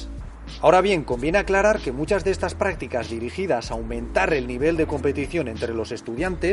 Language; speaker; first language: Spanish; native; Spanish